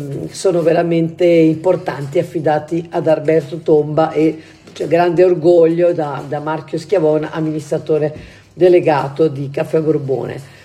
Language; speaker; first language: Italian; native; Italian